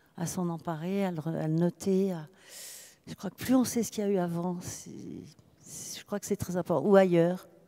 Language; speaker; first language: French; native; French